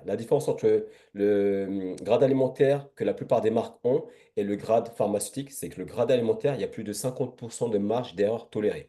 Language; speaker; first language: French; native; French